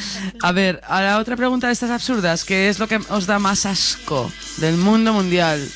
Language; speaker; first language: Spanish; native; Spanish